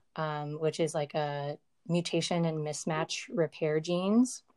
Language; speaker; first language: English; native; English